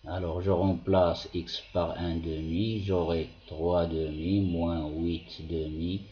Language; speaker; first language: French; non-native, local second language; Arabic